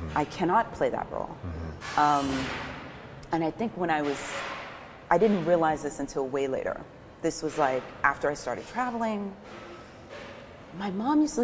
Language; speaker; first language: English; native; English